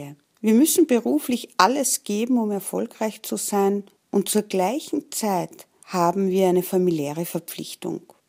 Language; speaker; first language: German; native; German